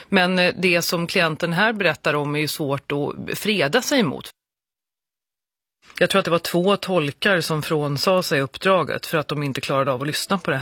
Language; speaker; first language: Swedish; native; Swedish